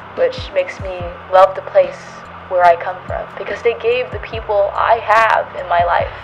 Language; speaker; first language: English; native; English